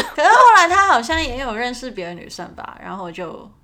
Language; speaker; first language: Chinese; non-native, fluent; Cantonese